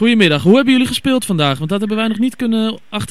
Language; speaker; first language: Dutch; native; Dutch